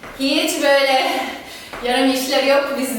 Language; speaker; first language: Turkish; non-native, fluent; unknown